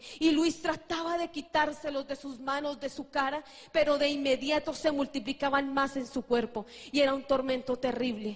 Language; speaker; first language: Spanish; native; Spanish